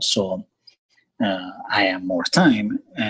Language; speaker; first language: English; non-native, fluent; Italian